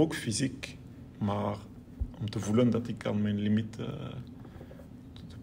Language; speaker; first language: Dutch; non-native, local second language; French